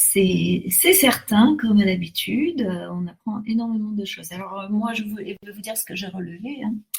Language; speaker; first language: French; native; French